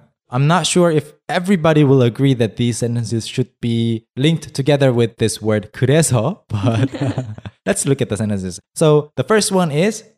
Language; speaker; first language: English; non-native, fluent; Korean